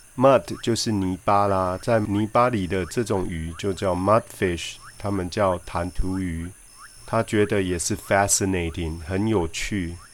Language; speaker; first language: Chinese; native; Chinese